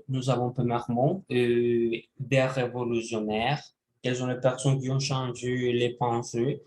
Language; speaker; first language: French; non-native, learner; Spanish